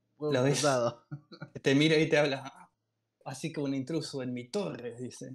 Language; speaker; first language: Spanish; native; Spanish